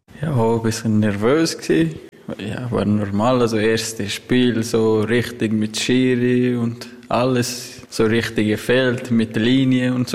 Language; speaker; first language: German; non-native, learner; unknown